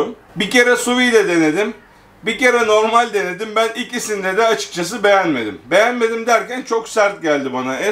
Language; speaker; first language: Turkish; native; Turkish